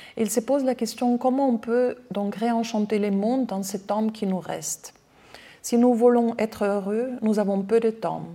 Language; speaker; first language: French; non-native, fluent; German